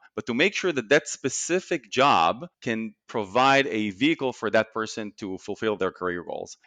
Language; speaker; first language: English; non-native, fluent; Hebrew